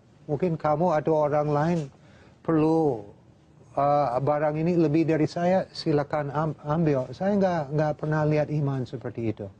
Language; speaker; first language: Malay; non-native, fluent; English